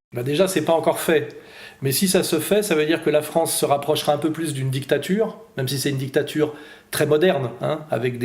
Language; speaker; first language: French; native; French